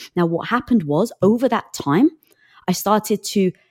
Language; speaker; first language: English; native; English